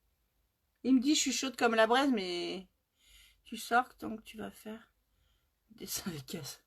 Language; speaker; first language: French; native; French